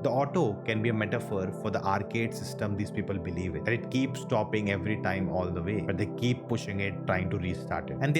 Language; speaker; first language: English; non-native, local second language; Hindi